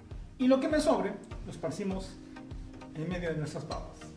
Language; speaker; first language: Spanish; native; Spanish